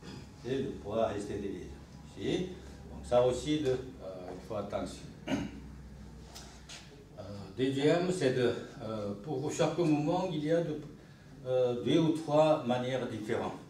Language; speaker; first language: French; non-native, learner; Korean